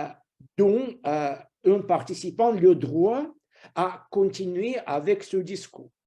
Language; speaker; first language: French; non-native, fluent; Russian